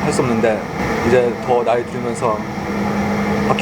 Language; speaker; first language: Korean; early bilingual, heritage; Korean